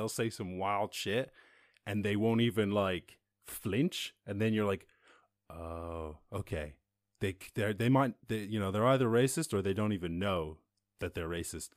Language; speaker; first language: English; native; English